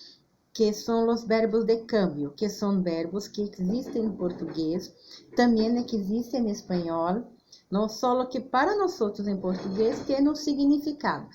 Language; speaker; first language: Spanish; non-native, fluent; Portuguese